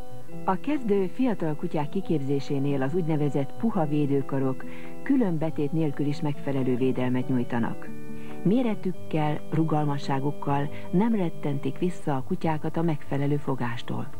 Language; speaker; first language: Hungarian; native; Hungarian